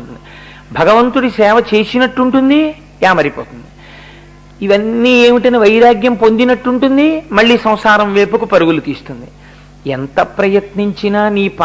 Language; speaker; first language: Telugu; native; Telugu